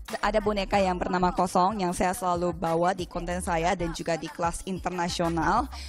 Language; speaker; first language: Indonesian; non-native, fluent; Korean